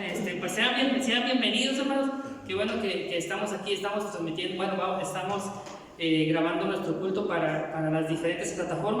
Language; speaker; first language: Spanish; native; Spanish